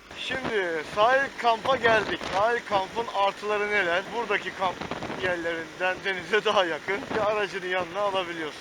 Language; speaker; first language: Turkish; native; Turkish